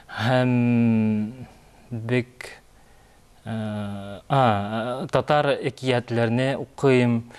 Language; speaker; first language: Tatar; non-native, learner; Yakut